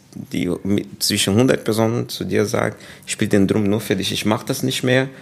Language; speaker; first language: German; non-native, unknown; Portuguese